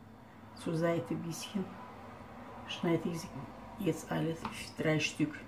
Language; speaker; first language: German; non-native, fluent; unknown